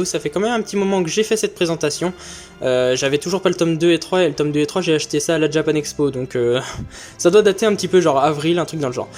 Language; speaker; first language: French; native; French